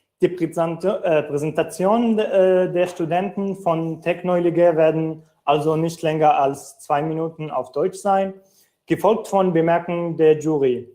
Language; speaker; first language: German; non-native, fluent; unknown